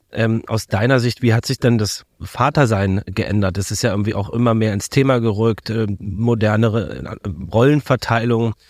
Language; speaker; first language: German; native; German